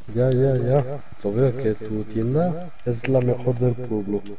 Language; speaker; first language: Spanish; native; Spanish